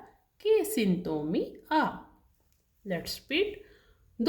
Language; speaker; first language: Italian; non-native, learner; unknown